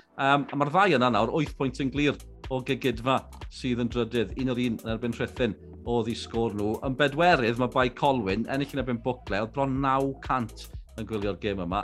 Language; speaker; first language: Welsh; native; Welsh